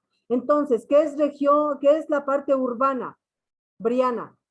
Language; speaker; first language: Spanish; native; Spanish